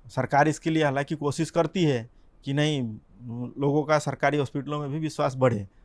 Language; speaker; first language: Hindi; non-native, local second language; Gujarati